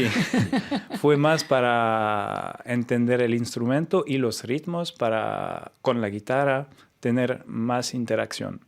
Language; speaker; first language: Spanish; non-native, fluent; French